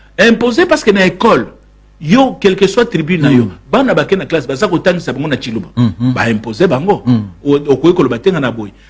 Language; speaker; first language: Lingala; non-native, local second language; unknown